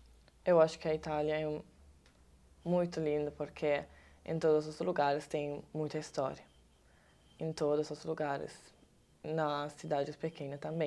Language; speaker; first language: Portuguese; non-native, learner; Italian